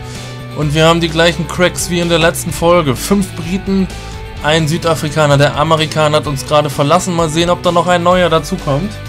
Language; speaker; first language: German; native; German